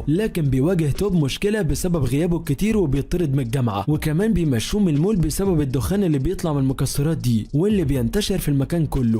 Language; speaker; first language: Arabic; native; Arabic